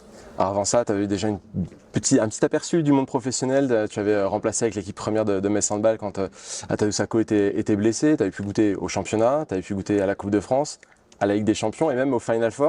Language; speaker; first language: French; native; French